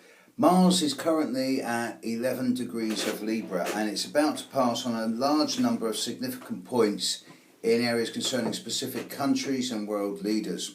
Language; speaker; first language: English; native; English